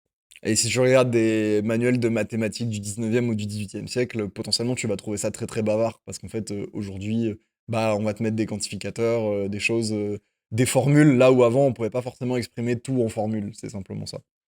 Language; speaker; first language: French; native; French